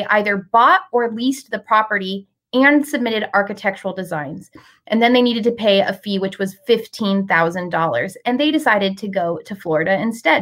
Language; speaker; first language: English; native; English